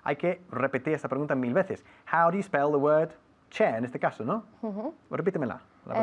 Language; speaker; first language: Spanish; non-native, fluent; English